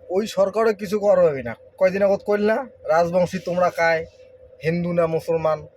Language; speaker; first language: Bangla; non-native, local second language; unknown